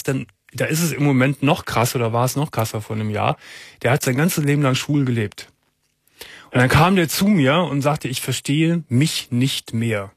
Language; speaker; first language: German; native; German